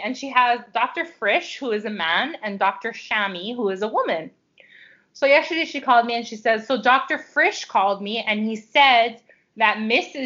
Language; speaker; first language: English; native; English